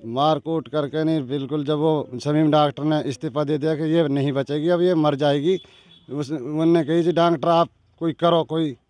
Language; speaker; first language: Hindi; native; Hindi